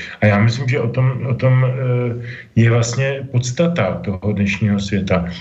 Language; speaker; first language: Czech; native; Czech